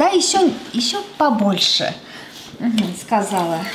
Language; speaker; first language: Russian; non-native, fluent; Armenian